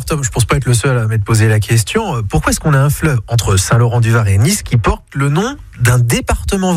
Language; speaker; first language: French; native; French